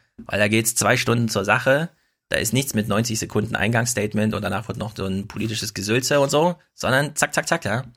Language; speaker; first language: German; native; German